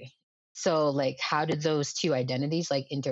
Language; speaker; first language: English; early bilingual, other home language; Lingala